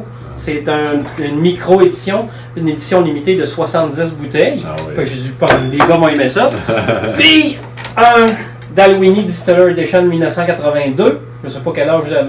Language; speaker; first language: French; native; French